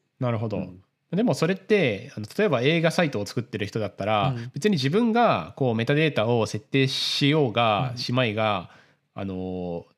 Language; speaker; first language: Japanese; native; Japanese